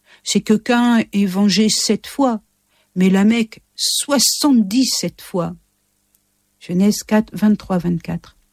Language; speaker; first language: French; native; French